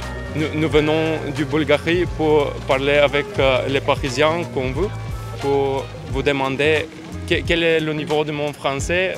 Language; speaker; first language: French; non-native, learner; Bulgarian